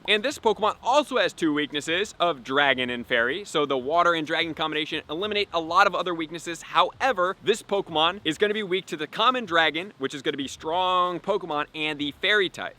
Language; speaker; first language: English; native; English